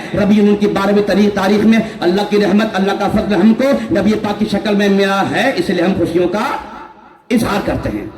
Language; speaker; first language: Urdu; native; Urdu